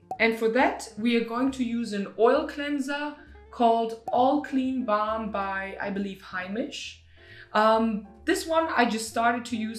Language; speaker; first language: English; non-native, fluent; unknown